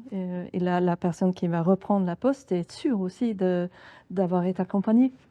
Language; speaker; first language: French; non-native, fluent; Swedish